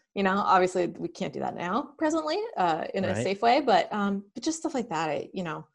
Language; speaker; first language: English; native; English